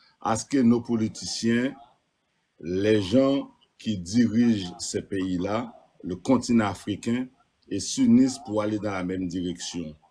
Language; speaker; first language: French; non-native, local second language; Haitian Creole